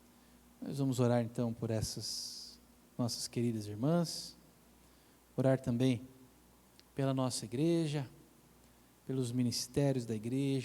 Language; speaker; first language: Portuguese; native; Portuguese